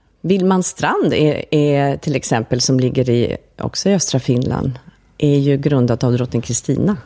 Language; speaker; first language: Swedish; early bilingual, other home language; Finnish